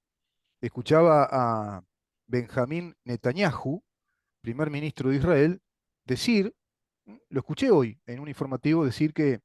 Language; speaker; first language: Spanish; native; Spanish